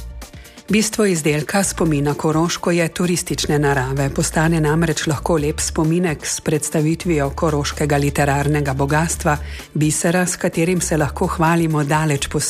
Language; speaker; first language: Slovenian; native; Slovenian